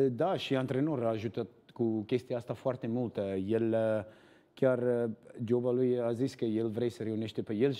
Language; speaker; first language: Romanian; non-native, learner; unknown